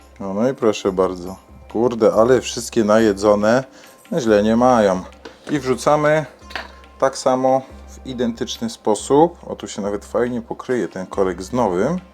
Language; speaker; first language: Polish; native; Polish